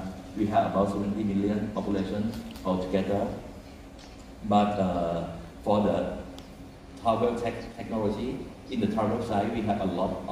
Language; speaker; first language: English; non-native, fluent; Thai